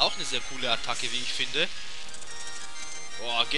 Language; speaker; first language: German; native; German